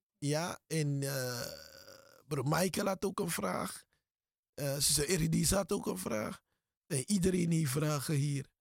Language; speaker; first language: Dutch; native; Dutch